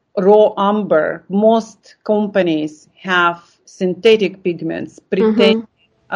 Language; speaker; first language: English; non-native, fluent; Lithuanian